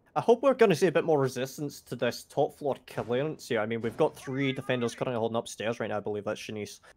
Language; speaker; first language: English; native; English